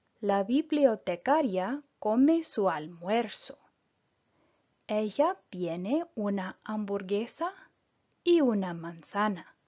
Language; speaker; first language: Spanish; non-native, fluent; English